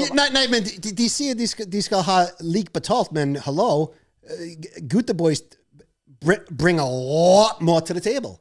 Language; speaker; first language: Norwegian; non-native, fluent; English